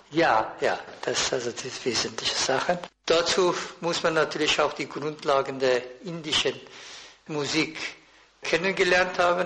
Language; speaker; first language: German; non-native, fluent; Persian